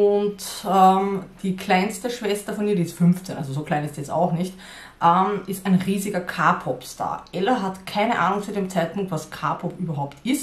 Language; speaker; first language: German; native; German